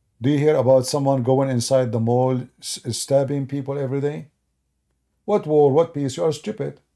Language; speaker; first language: English; non-native, fluent; Arabic